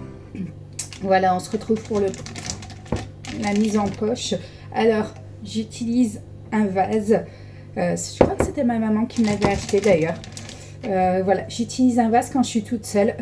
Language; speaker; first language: French; native; French